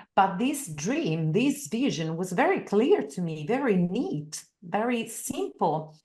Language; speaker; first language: English; non-native, fluent; Italian